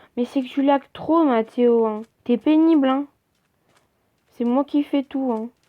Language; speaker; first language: French; native; French